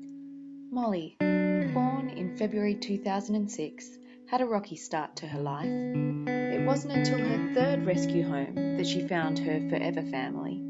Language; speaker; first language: English; native; English